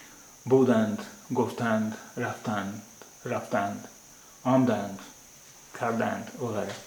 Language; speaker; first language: Persian; non-native, fluent; Urdu